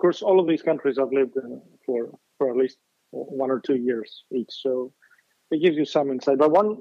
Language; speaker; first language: English; non-native, fluent; Greek